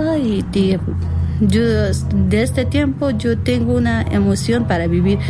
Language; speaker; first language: Spanish; non-native, learner; Persian